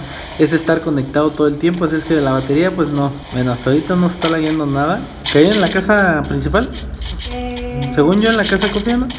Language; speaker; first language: Spanish; native; Spanish